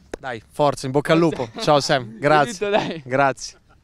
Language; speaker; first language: Italian; non-native, learner; Dutch